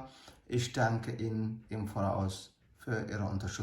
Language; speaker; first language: German; non-native, learner; Amharic